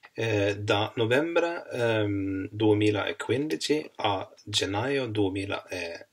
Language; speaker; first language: Italian; non-native, learner; Swedish